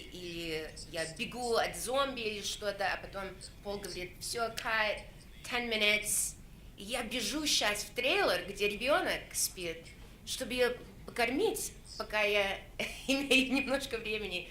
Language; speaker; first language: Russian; early bilingual, heritage; Russian